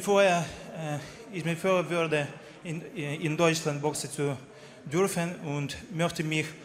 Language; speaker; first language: German; non-native, learner; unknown